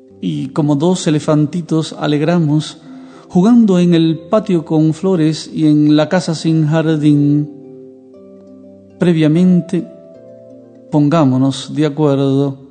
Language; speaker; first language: Spanish; native; Spanish